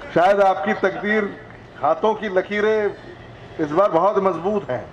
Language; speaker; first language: Hindi; non-native, local second language; Marathi